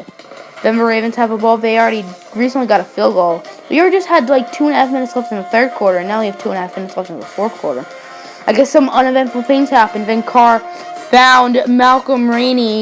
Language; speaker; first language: English; native; English